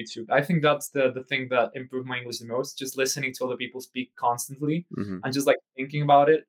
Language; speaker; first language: English; non-native, fluent; Czech